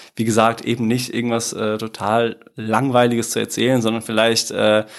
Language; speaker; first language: German; early bilingual, other home language; Italian